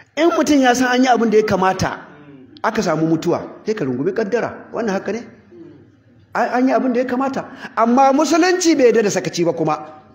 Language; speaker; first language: Hausa; native; Hausa